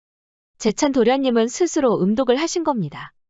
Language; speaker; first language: Korean; native; Korean